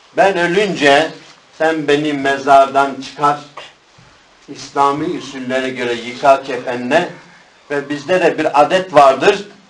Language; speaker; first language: Turkish; native; Turkish